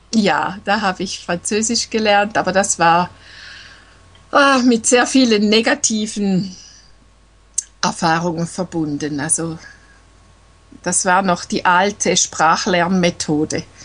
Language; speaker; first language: German; native; German